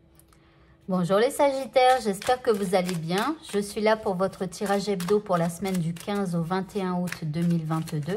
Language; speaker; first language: French; native; French